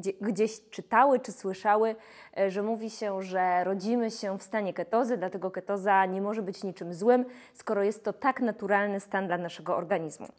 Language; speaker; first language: Polish; native; Polish